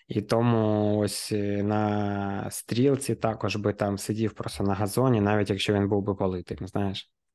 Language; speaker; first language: Ukrainian; native; Ukrainian